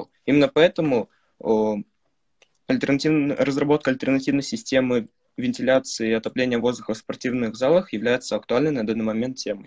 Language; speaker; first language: Russian; native; Russian